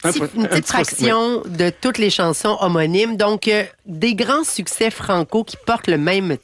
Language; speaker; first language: French; native; French